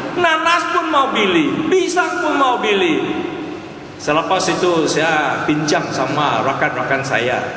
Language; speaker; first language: Malay; non-native, local second language; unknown